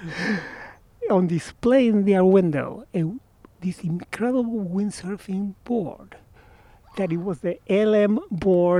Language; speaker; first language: English; non-native, fluent; Spanish